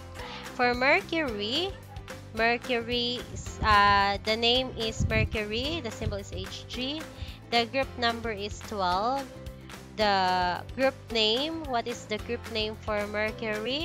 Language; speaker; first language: English; non-native, local second language; Cebuano